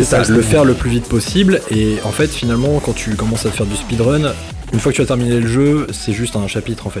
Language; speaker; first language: French; native; French